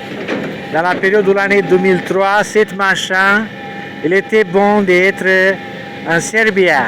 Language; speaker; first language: French; non-native, learner; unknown